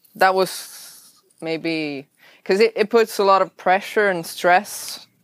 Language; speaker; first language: English; non-native, fluent; Swedish